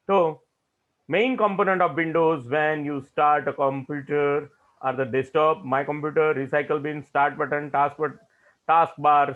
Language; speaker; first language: English; non-native, local second language; Gujarati